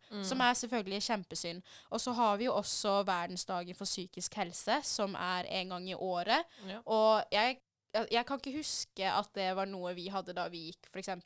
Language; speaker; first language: Norwegian; early bilingual, other home language; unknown